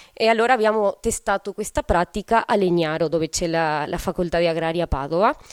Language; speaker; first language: Italian; non-native, fluent; Spanish